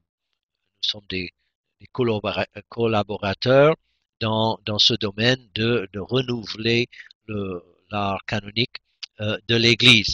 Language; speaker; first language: French; non-native, fluent; English